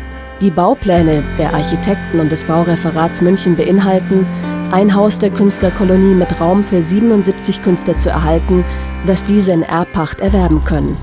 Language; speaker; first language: German; native; German